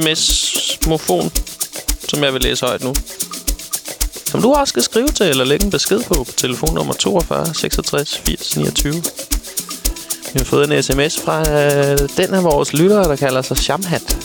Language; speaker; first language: Danish; native; Danish